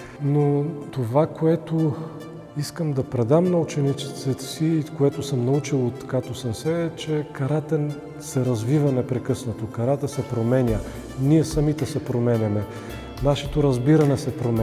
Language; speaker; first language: Bulgarian; native; Bulgarian